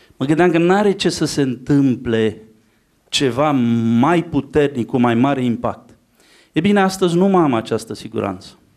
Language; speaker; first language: Romanian; native; Romanian